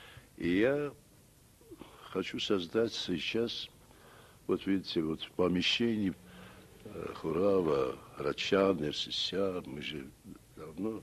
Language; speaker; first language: Russian; non-native, local second language; Armenian